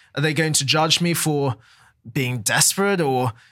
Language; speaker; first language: English; native; English